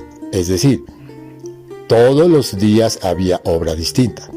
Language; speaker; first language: Spanish; native; Spanish